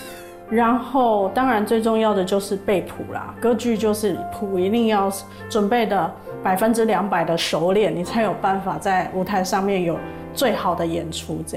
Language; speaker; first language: Chinese; native; Chinese